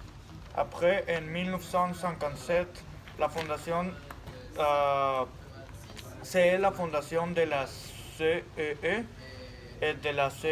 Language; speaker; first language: French; non-native, learner; Spanish